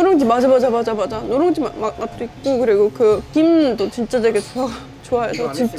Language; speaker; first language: Korean; non-native, fluent; Estonian